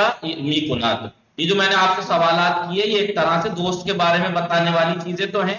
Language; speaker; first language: Urdu; native; Urdu